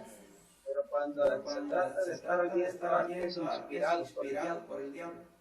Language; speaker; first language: Spanish; native; Spanish